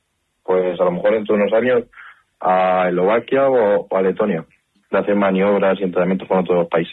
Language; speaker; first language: Spanish; native; Spanish